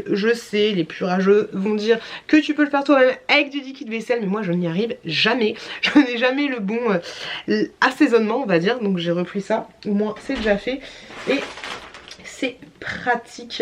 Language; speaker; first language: French; native; French